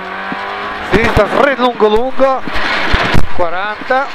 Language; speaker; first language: Italian; native; Italian